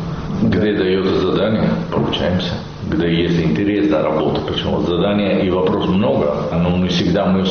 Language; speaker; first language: Russian; non-native, learner; Italian